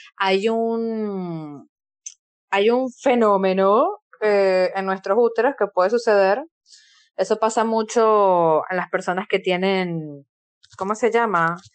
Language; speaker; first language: Spanish; native; Spanish